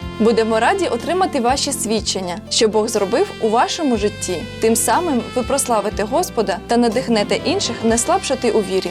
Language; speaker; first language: Ukrainian; native; Ukrainian